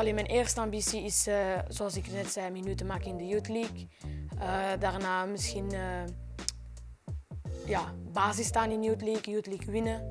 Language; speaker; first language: Dutch; non-native, local second language; French